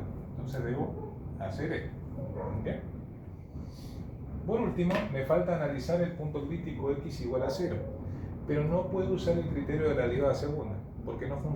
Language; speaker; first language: Spanish; native; Spanish